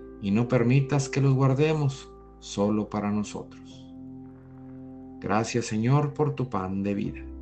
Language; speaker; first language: Spanish; native; Spanish